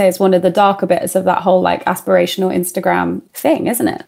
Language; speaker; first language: English; native; English